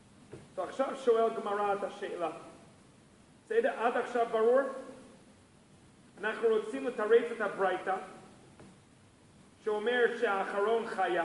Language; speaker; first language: Hebrew; non-native, fluent; English